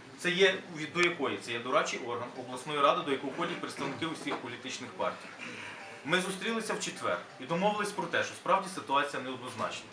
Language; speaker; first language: Ukrainian; native; Ukrainian